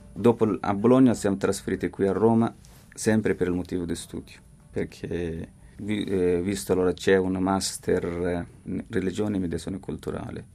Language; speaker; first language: Italian; non-native, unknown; Persian